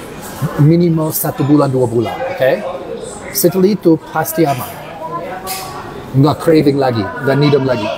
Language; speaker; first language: Indonesian; non-native, learner; English